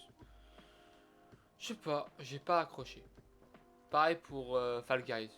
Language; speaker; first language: French; native; French